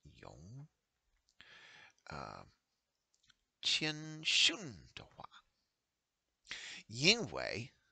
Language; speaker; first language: Chinese; non-native, learner; English